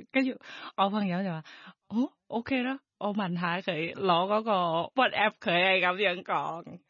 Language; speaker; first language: Cantonese; non-native, learner; Thai